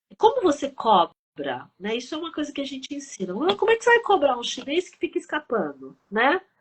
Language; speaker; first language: Portuguese; early bilingual, other home language; Chinese